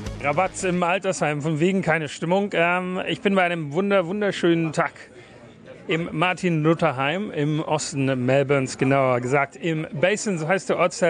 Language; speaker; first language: German; native; German